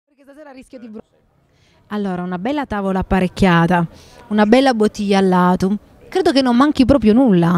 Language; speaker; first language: Italian; native; Italian